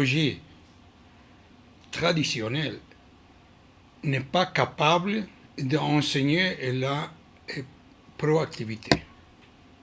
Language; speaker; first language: French; non-native, learner; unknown